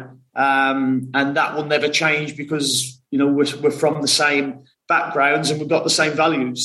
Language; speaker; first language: English; native; English